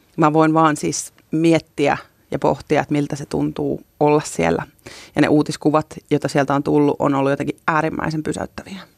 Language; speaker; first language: Finnish; native; Finnish